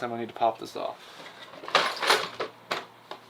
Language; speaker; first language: English; native; English